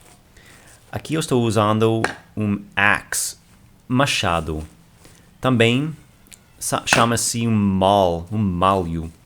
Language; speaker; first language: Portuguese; non-native, fluent; English